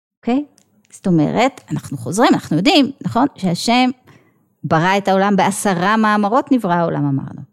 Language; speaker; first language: Hebrew; native; Hebrew